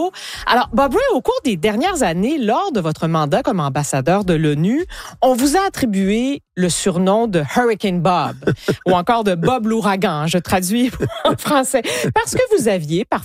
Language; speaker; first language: French; native; French